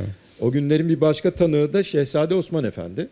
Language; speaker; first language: Turkish; native; Turkish